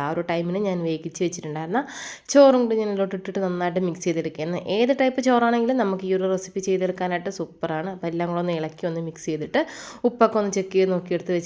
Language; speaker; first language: Malayalam; native; Malayalam